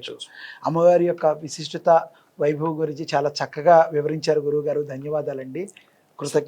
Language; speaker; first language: Telugu; native; Telugu